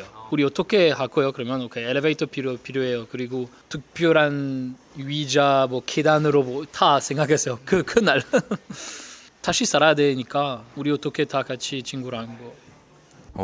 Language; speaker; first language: Korean; non-native, learner; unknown